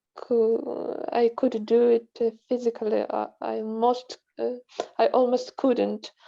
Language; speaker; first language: English; non-native, fluent; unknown